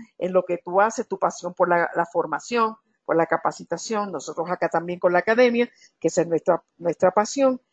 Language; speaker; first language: Spanish; native; Spanish